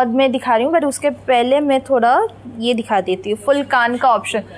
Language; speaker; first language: Hindi; non-native, local second language; Bangla